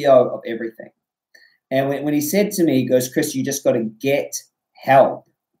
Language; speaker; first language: English; native; English